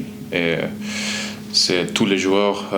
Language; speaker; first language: French; non-native, learner; Swedish